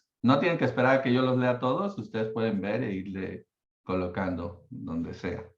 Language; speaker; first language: Spanish; native; Spanish